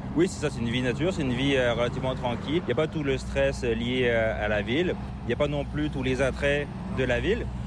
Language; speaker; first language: French; native; French